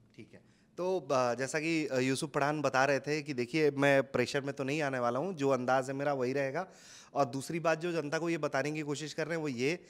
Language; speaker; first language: Hindi; native; Hindi